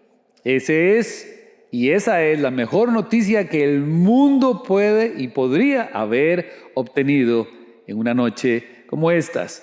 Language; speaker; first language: Spanish; native; Spanish